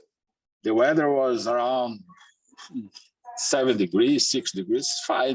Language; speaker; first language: English; non-native, learner; Portuguese